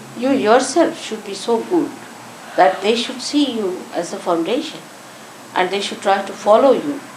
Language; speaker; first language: English; non-native, local second language; Marathi